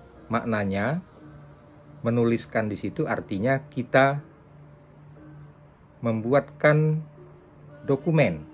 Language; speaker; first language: Indonesian; non-native, local second language; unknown